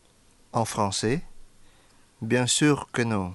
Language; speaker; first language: French; non-native, fluent; Indonesian